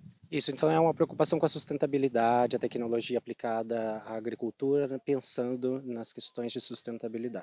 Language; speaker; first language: Portuguese; native; Portuguese